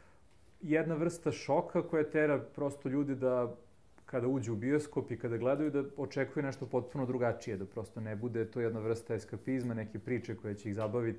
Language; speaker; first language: Serbian; native; Serbian